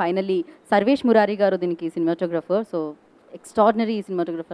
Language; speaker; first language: Telugu; native; Telugu